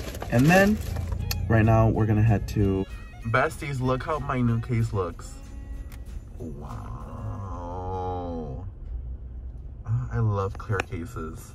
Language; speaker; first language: English; early bilingual, other home language; Spanish